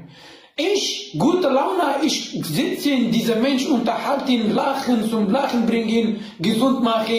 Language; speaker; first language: German; non-native, learner; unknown